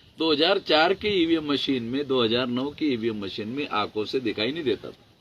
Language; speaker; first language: Hindi; non-native, local second language; Marathi